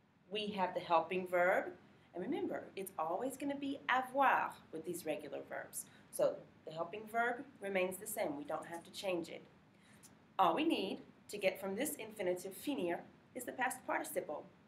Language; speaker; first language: English; native; English